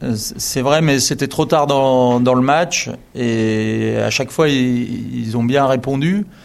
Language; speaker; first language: French; native; French